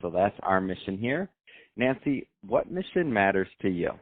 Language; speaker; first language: English; native; English